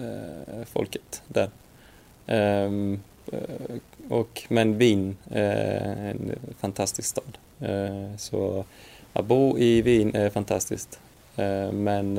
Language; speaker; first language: Swedish; non-native, fluent; Icelandic